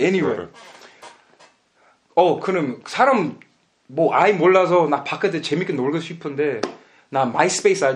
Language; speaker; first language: Korean; early bilingual, heritage; English